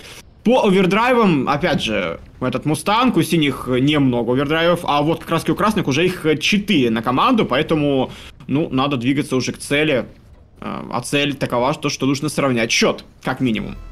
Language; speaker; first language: Russian; native; Russian